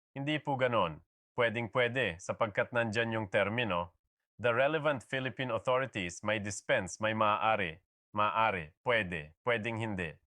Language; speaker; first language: Filipino; native; Filipino